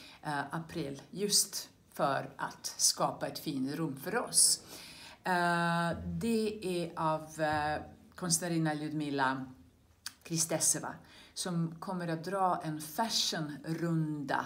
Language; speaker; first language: Swedish; non-native, fluent; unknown